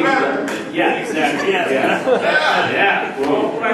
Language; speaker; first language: English; native; English